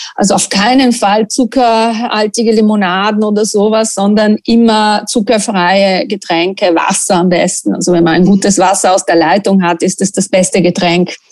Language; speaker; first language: German; non-native, fluent; Italian